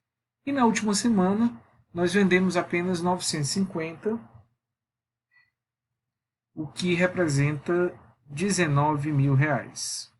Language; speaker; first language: Portuguese; native; Portuguese